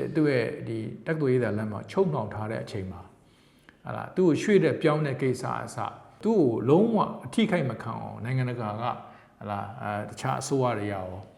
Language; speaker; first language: Burmese; native; Burmese